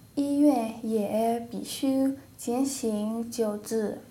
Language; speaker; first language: Chinese; non-native, learner; English